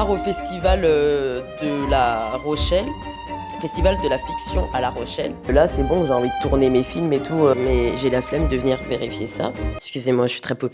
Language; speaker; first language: French; native; French